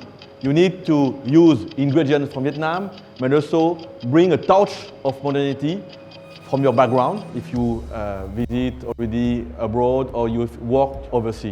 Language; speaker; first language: English; non-native, fluent; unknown